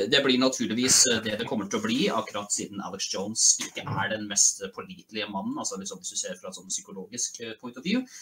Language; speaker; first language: Norwegian; native; Norwegian